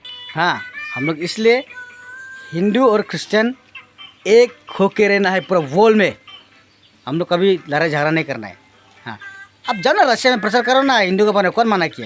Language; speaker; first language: Hindi; non-native, local second language; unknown